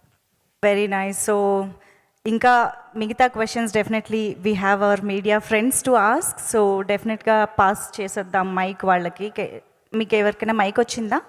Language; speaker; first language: Telugu; native; Telugu